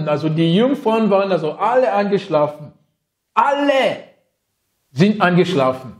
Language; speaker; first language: German; non-native, fluent; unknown